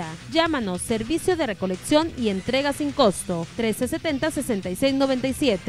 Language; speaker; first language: Spanish; native; Spanish